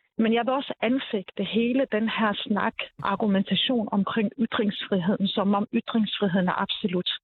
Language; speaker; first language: Danish; early bilingual, other home language; Arabic